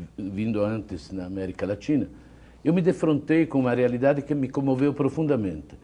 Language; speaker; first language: Portuguese; non-native, fluent; Italian